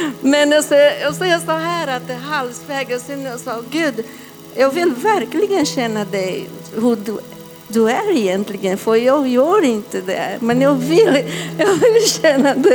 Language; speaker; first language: Swedish; non-native, fluent; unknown